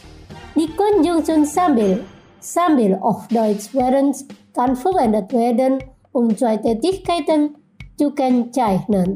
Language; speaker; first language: German; non-native, fluent; Indonesian